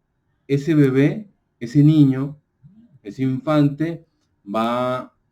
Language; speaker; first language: Spanish; native; Spanish